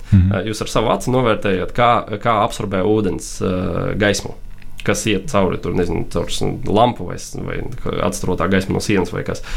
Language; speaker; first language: Latvian; non-native, local second language; Russian